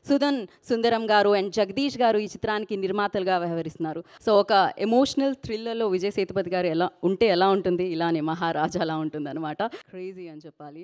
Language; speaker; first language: Telugu; native; Telugu